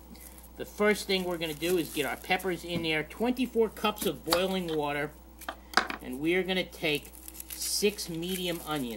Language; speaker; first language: English; native; English